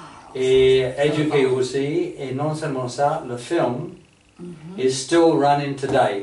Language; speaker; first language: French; non-native, fluent; English